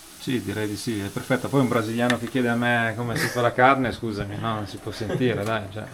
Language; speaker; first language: Italian; native; Italian